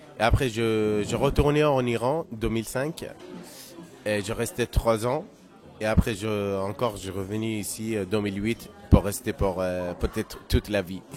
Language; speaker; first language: French; non-native, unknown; Persian